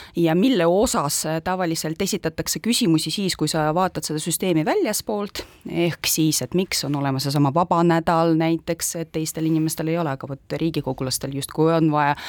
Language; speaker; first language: Estonian; non-native, local second language; Russian